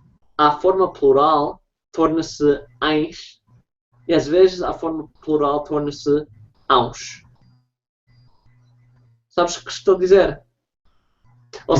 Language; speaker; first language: Portuguese; non-native, fluent; English